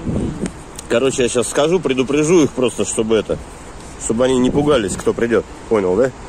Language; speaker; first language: Russian; native; Russian